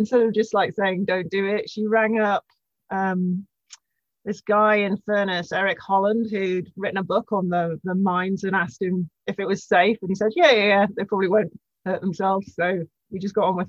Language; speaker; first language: English; native; English